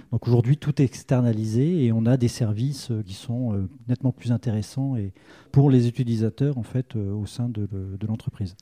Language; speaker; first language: French; native; French